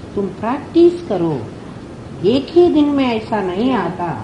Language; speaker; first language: Hindi; non-native, local second language; Telugu